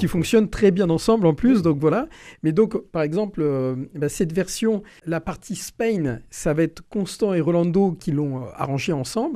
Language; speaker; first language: French; native; French